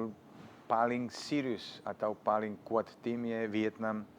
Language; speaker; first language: Indonesian; non-native, fluent; Serbian